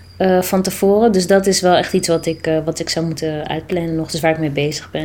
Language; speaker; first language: Dutch; early bilingual, other home language; Tigrinya